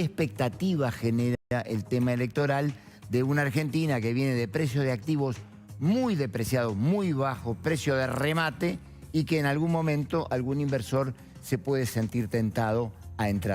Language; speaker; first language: Spanish; native; Spanish